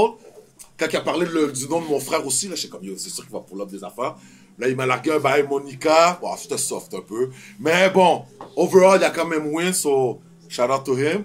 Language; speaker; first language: French; native; French